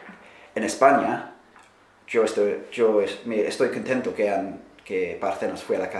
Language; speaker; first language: Spanish; non-native, fluent; English